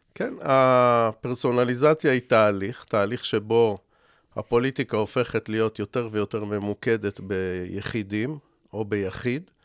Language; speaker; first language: Hebrew; native; Hebrew